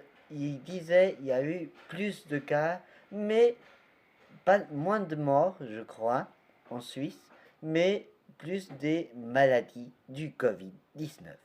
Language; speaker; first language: French; non-native, learner; Portuguese